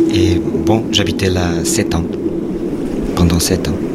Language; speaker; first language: French; non-native, fluent; Portuguese